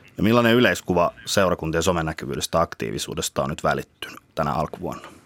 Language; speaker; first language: Finnish; native; Finnish